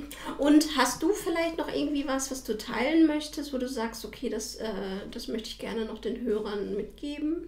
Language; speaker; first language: German; native; German